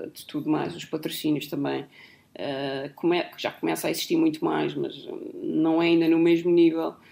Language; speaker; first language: Portuguese; native; Portuguese